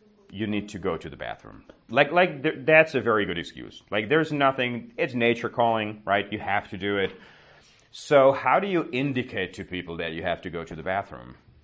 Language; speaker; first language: English; non-native, fluent; Czech